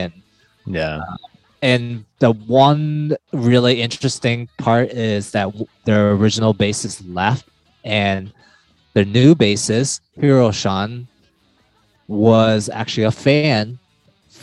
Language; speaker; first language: English; native; English